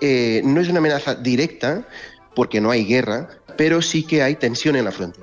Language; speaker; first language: Spanish; native; Spanish